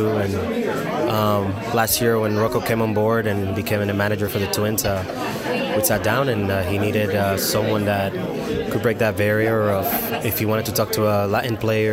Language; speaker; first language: English; non-native, fluent; Spanish